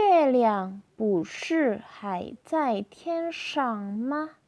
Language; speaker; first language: Chinese; non-native, fluent; Indonesian